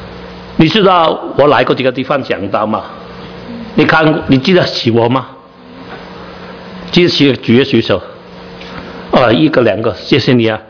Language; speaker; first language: Chinese; non-native, learner; Cantonese